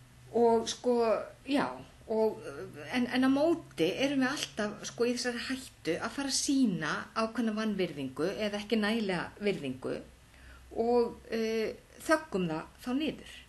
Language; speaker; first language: Icelandic; native; Icelandic